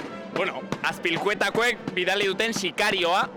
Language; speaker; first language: Basque; native; Basque